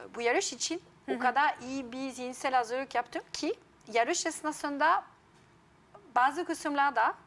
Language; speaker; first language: Turkish; non-native, fluent; French